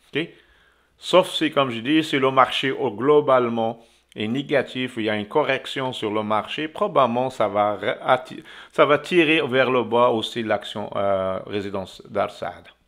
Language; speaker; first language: French; non-native, local second language; Arabic